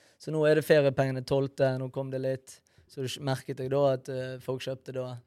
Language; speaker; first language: Norwegian; early bilingual, other home language; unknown